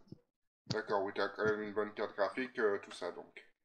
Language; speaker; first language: French; native; French